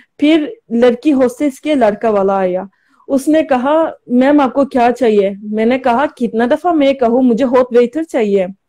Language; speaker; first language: Hindi; non-native, learner; Turkish